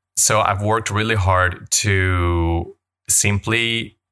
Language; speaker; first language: English; non-native, fluent; Spanish